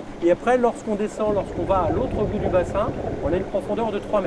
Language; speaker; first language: French; native; French